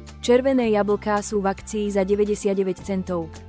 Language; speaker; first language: Slovak; native; Slovak